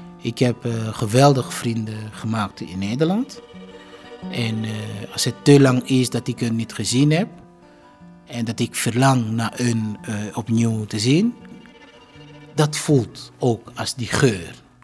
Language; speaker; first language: Dutch; non-native, fluent; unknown